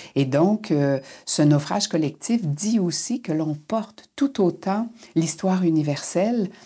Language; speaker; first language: French; native; French